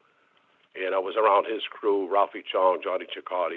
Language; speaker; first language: English; native; English